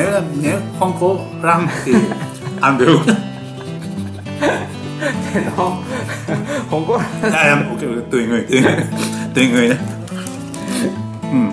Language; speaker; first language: Vietnamese; non-native, learner; Japanese